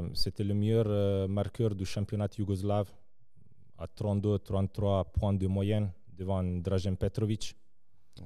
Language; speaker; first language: French; non-native, local second language; Serbian